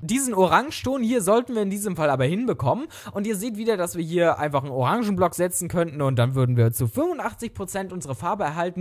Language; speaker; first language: German; native; German